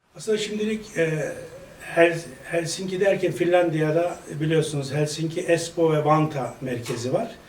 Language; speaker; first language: Turkish; native; Turkish